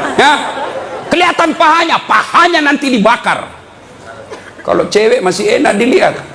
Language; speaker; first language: Indonesian; native; Indonesian